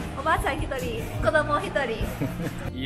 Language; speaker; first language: Japanese; non-native, fluent; Vietnamese